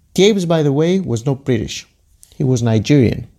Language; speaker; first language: English; non-native, fluent; Greek